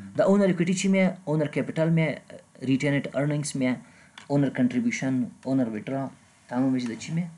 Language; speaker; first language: Persian; non-native, local second language; Pashto